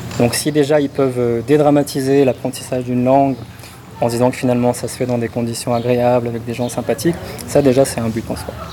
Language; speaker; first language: French; native; French